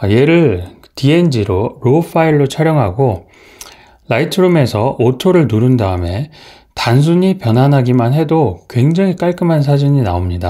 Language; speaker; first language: Korean; native; Korean